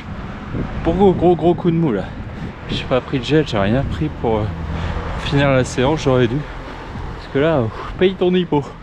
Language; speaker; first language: French; native; French